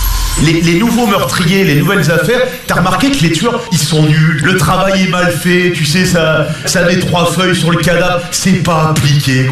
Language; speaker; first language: French; native; French